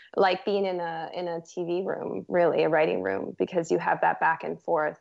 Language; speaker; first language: English; native; English